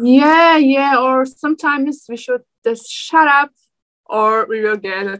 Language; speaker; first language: English; non-native, learner; Turkmen